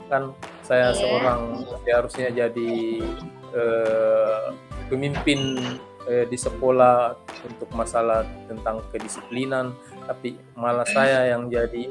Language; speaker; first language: Indonesian; non-native, local second language; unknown